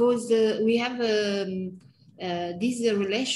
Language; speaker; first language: English; non-native, learner; Italian